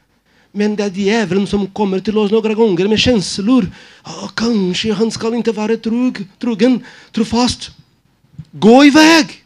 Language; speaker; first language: Swedish; non-native, fluent; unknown